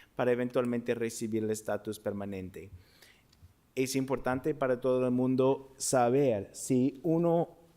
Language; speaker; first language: Spanish; non-native, fluent; English